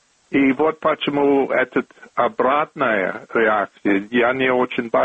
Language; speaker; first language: Russian; non-native, fluent; English